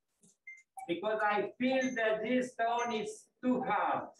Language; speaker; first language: English; non-native, fluent; Romanian